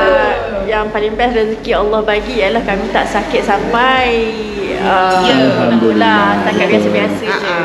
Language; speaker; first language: Malay; native; Malay